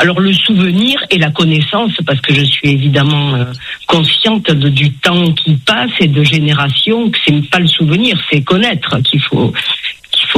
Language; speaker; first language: French; native; French